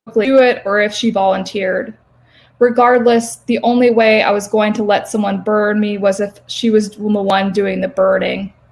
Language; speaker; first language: English; native; English